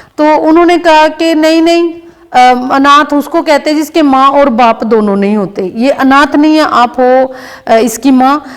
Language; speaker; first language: Hindi; native; Hindi